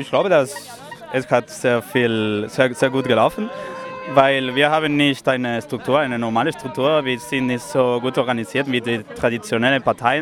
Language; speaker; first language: German; non-native, learner; Spanish